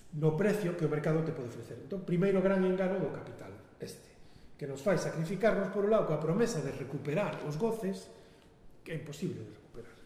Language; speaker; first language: Galician; non-native, local second language; Spanish